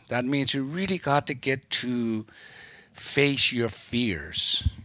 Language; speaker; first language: English; native; English